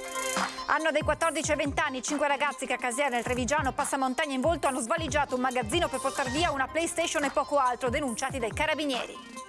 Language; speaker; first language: Italian; native; Italian